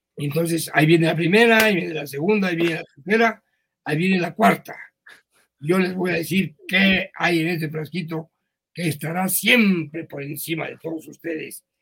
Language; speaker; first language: Spanish; early bilingual, other home language; Yiddish